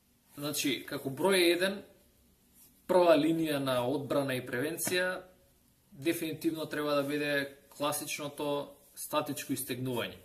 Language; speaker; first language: Macedonian; native; Macedonian